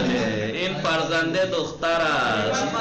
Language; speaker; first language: Persian; non-native, fluent; Urdu